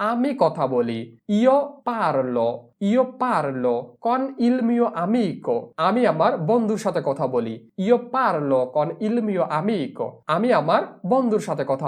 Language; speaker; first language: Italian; non-native, fluent; Bangla